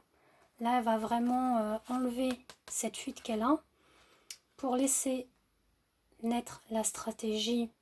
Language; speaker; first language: French; native; French